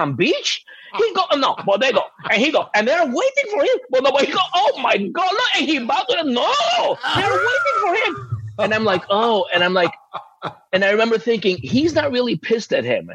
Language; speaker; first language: English; early bilingual, other home language; Spanish